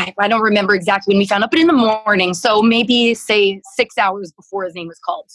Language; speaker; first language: English; native; English